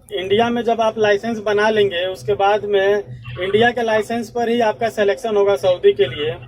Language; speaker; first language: Hindi; native; Hindi